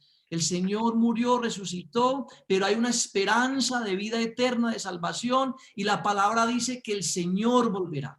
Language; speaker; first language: Spanish; native; Spanish